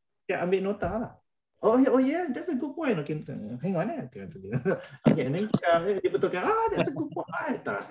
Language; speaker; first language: English; non-native, local second language; Malay